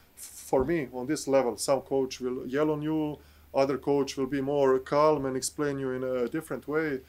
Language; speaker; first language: English; non-native, fluent; Bosnian